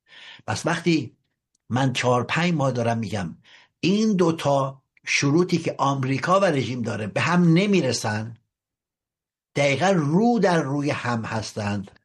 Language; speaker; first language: Persian; native; Persian